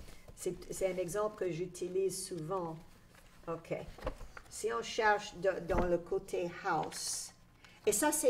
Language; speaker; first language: French; native; French